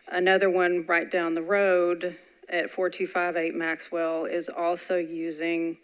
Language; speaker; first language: English; native; English